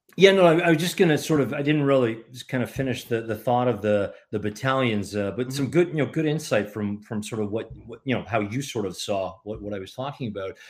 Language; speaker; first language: English; non-native, fluent; Ukrainian